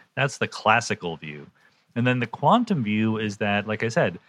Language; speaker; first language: English; native; English